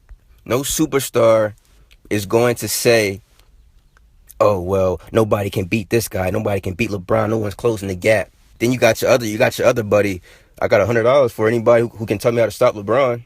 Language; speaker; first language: English; native; English